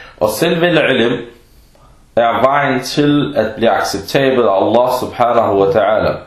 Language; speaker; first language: Danish; early bilingual, other home language; Arabic